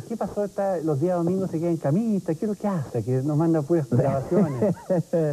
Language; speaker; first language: Spanish; native; Spanish